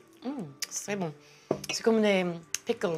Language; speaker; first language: French; non-native, learner; English